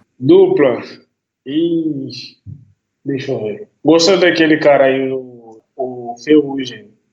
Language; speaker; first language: Portuguese; non-native, fluent; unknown